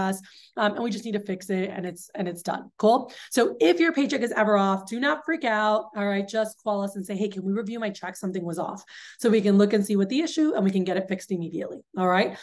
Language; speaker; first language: English; early bilingual, other home language; Spanish